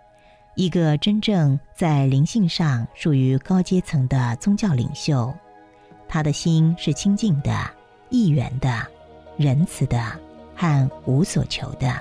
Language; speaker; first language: Chinese; native; Chinese